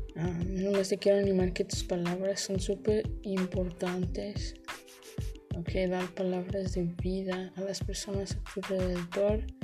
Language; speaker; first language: Spanish; early bilingual, heritage; Spanish